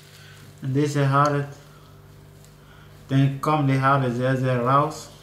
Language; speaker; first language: German; non-native, learner; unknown